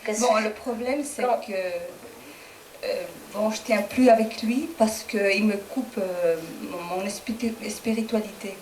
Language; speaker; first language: French; non-native, fluent; Spanish